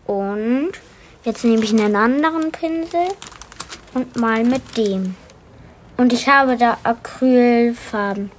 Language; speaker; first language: German; native; German